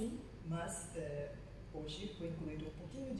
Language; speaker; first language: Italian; non-native, learner; Portuguese